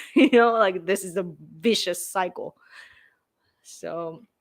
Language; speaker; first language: English; non-native, fluent; Japanese